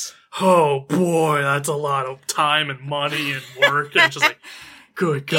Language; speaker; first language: English; native; English